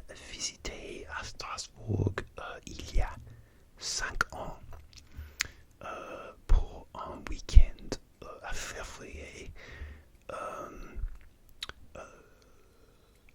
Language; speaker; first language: French; non-native, learner; English